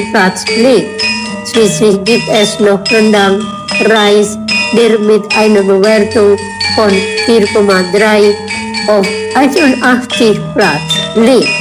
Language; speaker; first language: German; non-native, fluent; Indonesian